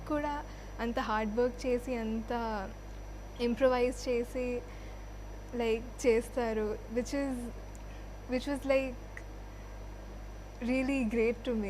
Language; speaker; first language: Telugu; non-native, fluent; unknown